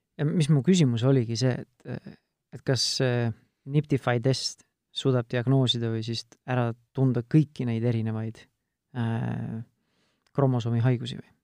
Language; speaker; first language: Estonian; native; Estonian